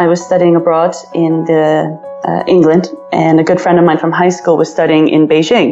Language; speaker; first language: English; native; English